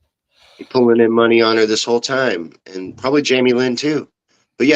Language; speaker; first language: English; native; English